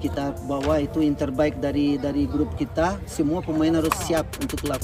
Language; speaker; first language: Indonesian; non-native, learner; Portuguese